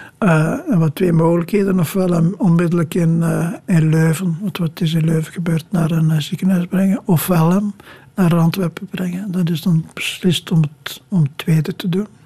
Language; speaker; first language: Dutch; native; Dutch